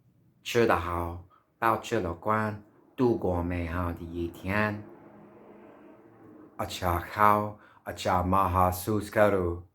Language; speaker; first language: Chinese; non-native, learner; English